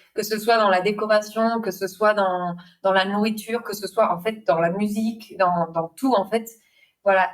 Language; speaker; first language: French; non-native, fluent; Spanish